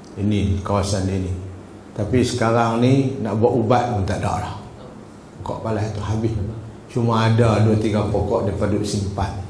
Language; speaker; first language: Malay; native; Malay